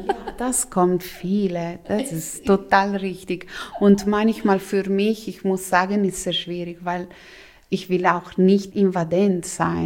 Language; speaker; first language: German; non-native, local second language; Italian